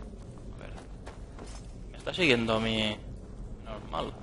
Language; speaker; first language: Spanish; native; Spanish